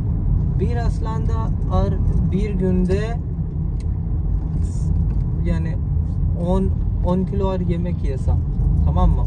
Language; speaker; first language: Turkish; non-native, fluent; Urdu